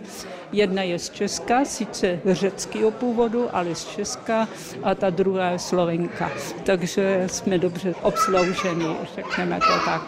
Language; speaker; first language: Czech; early bilingual, heritage; Czech